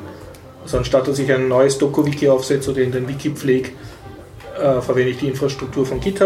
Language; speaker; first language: German; native; German